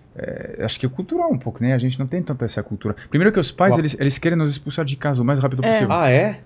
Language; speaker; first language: Portuguese; non-native, fluent; French